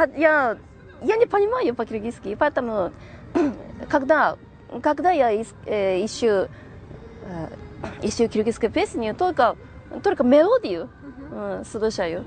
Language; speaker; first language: Russian; non-native, learner; Japanese